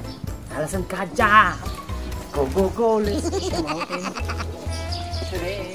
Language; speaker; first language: English; non-native, local second language; Korean